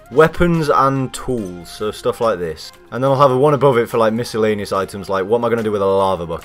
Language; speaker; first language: English; native; English